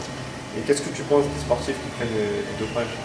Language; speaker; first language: French; native; French